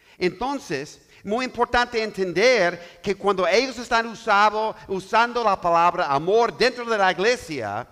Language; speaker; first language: Spanish; non-native, learner; English